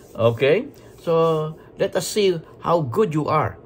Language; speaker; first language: English; non-native, local second language; Filipino